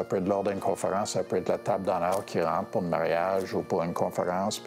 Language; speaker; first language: French; non-native, local second language; English